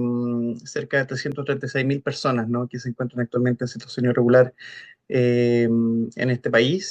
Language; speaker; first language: Spanish; native; Spanish